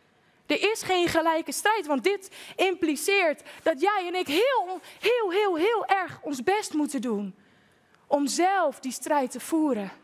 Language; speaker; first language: Dutch; native; Dutch